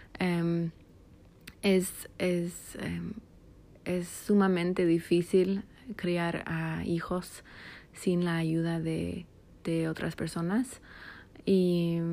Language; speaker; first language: Spanish; non-native, fluent; English